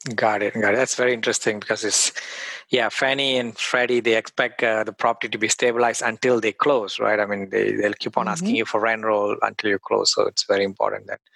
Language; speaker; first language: English; non-native, fluent; Hebrew